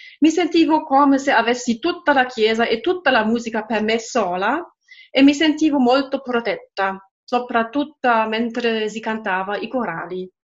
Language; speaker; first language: Italian; non-native, fluent; German